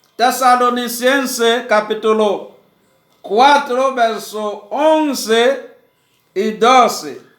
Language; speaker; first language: Portuguese; non-native, learner; Haitian Creole